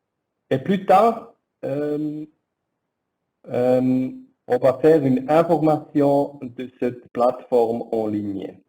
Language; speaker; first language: French; non-native, learner; German